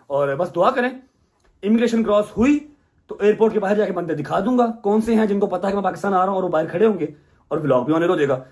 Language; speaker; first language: Urdu; non-native, local second language; Punjabi